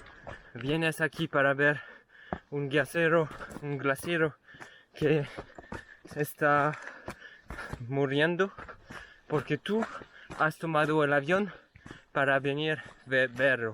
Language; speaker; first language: Spanish; non-native, learner; French